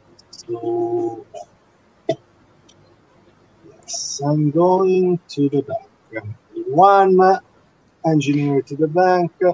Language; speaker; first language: English; non-native, fluent; Italian